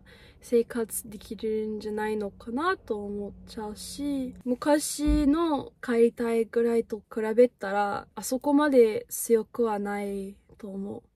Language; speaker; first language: Japanese; non-native, fluent; English